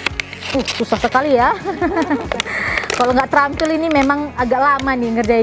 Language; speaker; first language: Indonesian; native; Indonesian